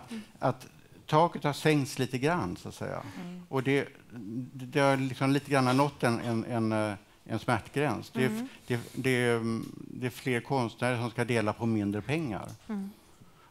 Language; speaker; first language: Swedish; native; Swedish